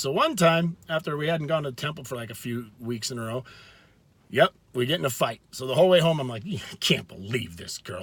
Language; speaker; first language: English; native; English